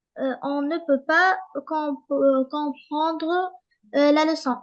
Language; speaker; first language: French; non-native, learner; Arabic